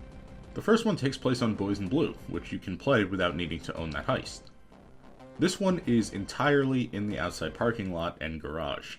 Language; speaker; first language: English; native; English